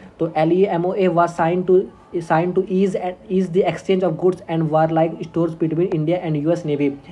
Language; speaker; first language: Hindi; native; Hindi